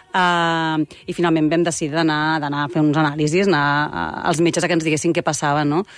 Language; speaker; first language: Catalan; native; Catalan